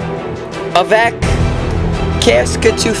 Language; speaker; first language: French; non-native, learner; English